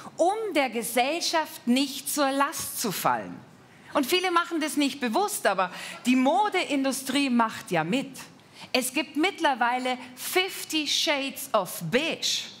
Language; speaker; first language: German; native; German